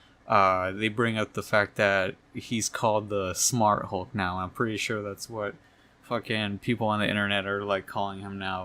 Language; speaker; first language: English; native; English